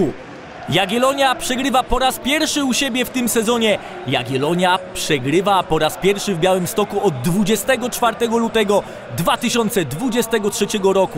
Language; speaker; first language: Polish; native; Polish